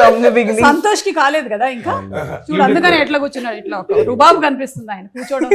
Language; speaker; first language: Telugu; native; Telugu